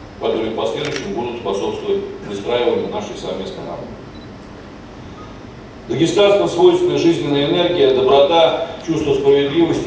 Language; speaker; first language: Russian; native; Russian